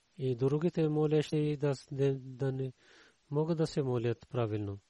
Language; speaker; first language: Bulgarian; non-native, learner; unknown